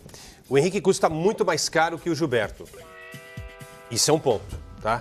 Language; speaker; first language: Portuguese; native; Portuguese